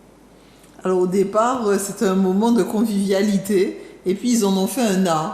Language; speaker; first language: French; native; French